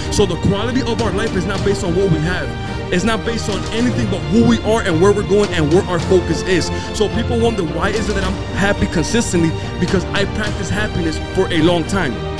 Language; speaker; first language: English; early bilingual, other home language; Spanish